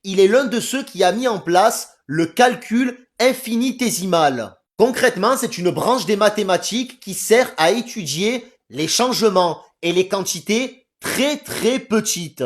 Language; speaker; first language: French; native; French